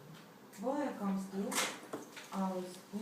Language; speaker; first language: German; non-native, learner; Spanish